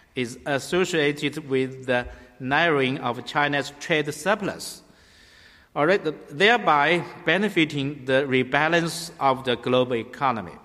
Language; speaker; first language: English; non-native, learner; Chinese